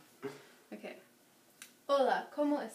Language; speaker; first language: Spanish; non-native, learner; English